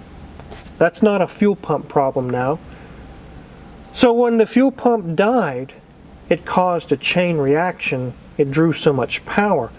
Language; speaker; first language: English; native; English